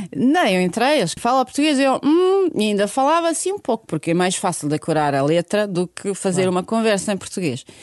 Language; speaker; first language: Portuguese; non-native, fluent; Bosnian